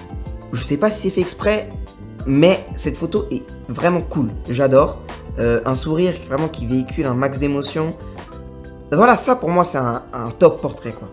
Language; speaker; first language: French; native; French